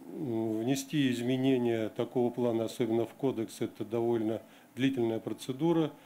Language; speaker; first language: Russian; native; Russian